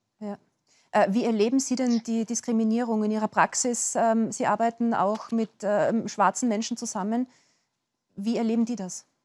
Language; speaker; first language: German; native; German